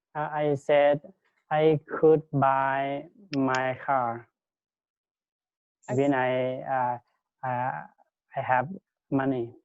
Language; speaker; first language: English; non-native, learner; Lao